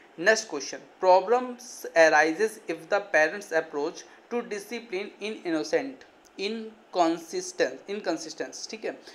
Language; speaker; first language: Hindi; native; Hindi